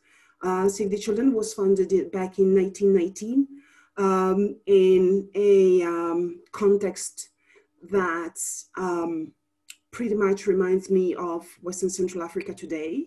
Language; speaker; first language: English; non-native, fluent; Italian